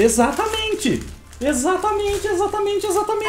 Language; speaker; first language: Portuguese; native; Portuguese